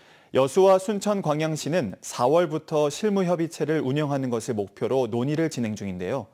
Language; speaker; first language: Korean; native; Korean